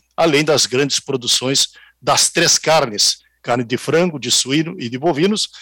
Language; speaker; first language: Portuguese; native; Portuguese